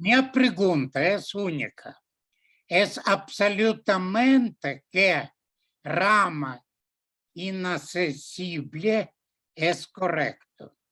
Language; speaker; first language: Spanish; non-native, learner; Russian